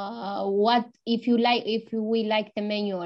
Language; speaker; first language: English; non-native, learner; Albanian